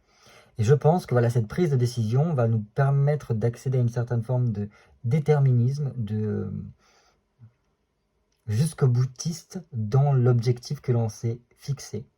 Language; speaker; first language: French; native; French